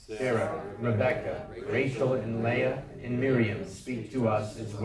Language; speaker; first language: English; native; English